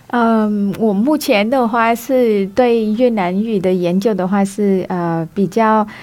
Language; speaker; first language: Chinese; non-native, fluent; Vietnamese